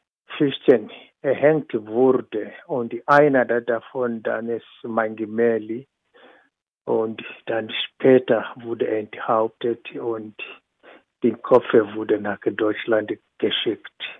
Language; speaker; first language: German; non-native, fluent; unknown